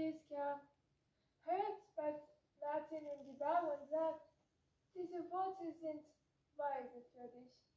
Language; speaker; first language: German; non-native, learner; French